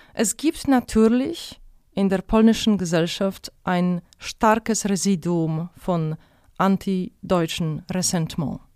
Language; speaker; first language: German; non-native, fluent; Polish